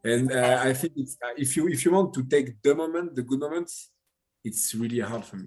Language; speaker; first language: English; non-native, learner; French